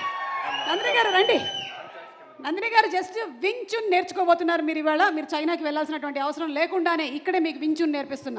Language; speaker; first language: Telugu; native; Telugu